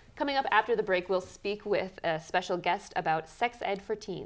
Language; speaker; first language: English; native; English